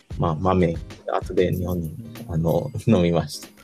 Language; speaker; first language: Japanese; non-native, learner; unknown